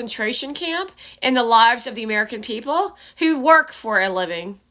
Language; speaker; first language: English; native; English